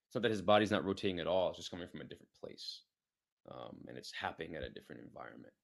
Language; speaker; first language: English; native; English